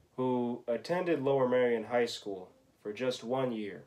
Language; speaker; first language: English; native; English